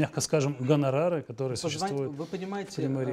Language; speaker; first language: Russian; native; Russian